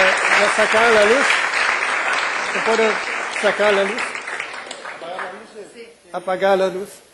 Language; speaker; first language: Spanish; non-native, fluent; German